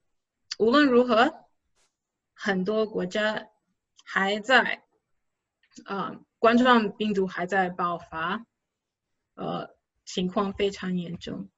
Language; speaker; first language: Chinese; non-native, fluent; English